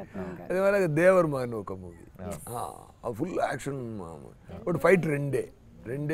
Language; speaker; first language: Telugu; non-native, learner; Tamil